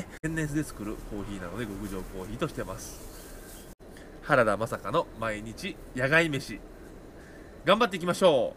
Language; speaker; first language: Japanese; native; Japanese